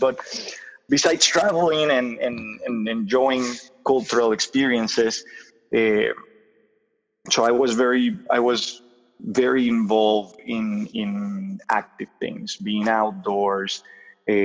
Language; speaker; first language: English; non-native, fluent; Spanish